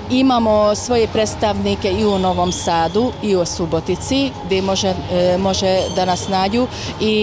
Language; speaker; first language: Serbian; non-native, fluent; Hungarian